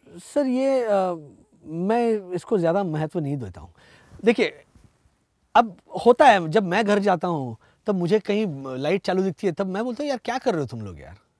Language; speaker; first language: Hindi; non-native, local second language; Marathi